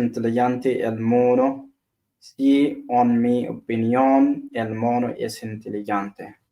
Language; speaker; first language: Spanish; non-native, learner; Arabic